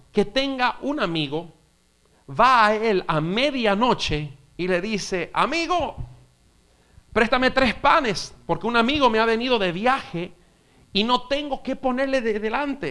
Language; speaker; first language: Spanish; native; Spanish